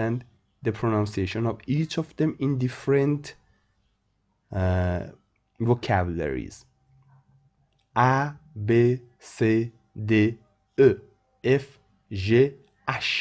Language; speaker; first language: English; non-native, fluent; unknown